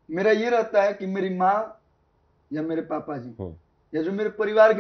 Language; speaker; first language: Hindi; native; Hindi